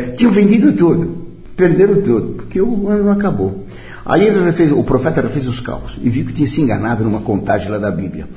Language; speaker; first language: Portuguese; early bilingual, other home language; Italian